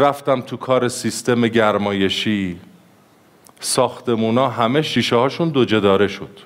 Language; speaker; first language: Persian; native; Persian